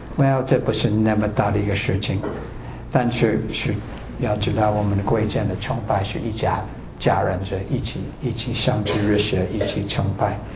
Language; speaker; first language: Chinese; non-native, fluent; English